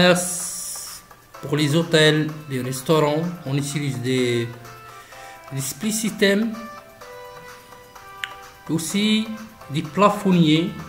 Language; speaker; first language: French; non-native, local second language; Arabic